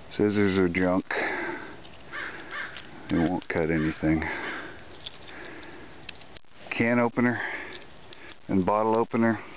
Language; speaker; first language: English; native; English